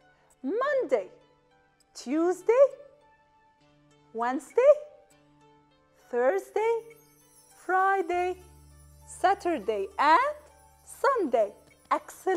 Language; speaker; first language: English; non-native, fluent; Arabic